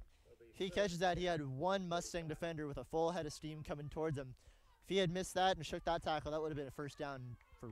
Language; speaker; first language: English; native; English